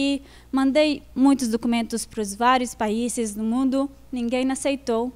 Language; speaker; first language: Portuguese; non-native, fluent; Arabic